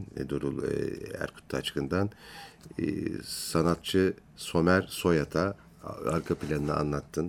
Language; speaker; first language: Turkish; native; Turkish